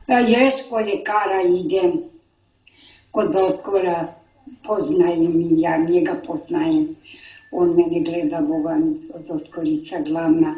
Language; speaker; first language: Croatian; non-native, local second language; Romany